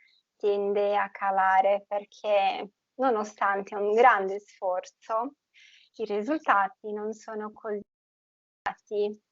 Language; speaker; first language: Italian; non-native, fluent; Portuguese